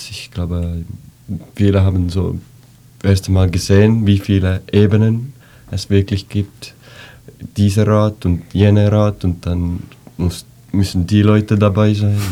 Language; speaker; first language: German; non-native, fluent; Estonian